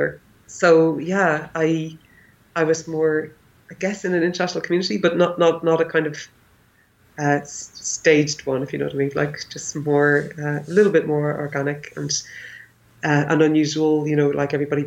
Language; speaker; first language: English; native; English